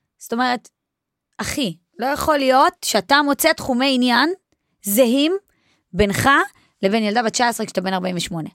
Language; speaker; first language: Hebrew; native; Hebrew